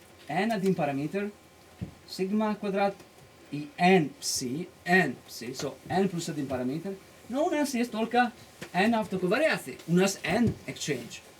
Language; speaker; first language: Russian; non-native, fluent; Italian